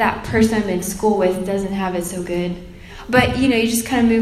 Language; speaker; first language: English; native; English